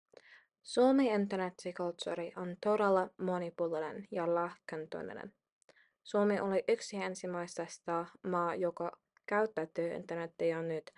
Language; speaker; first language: Finnish; non-native, learner; English